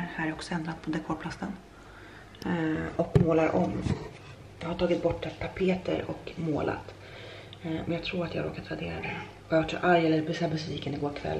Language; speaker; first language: Swedish; native; Swedish